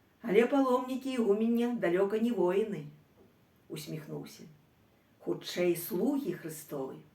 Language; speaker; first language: Belarusian; native; Belarusian